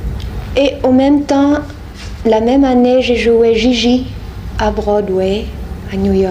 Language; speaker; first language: French; non-native, fluent; Dutch